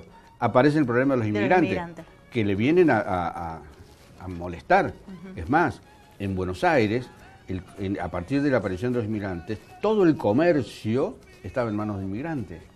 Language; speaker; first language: Spanish; native; Spanish